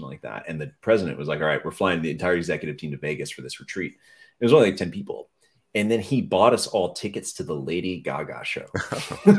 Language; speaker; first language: English; non-native, fluent; French